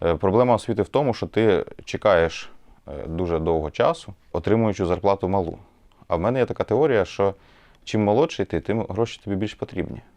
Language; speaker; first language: Ukrainian; native; Ukrainian